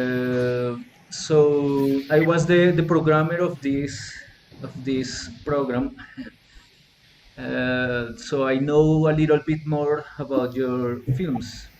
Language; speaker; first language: English; non-native, fluent; Spanish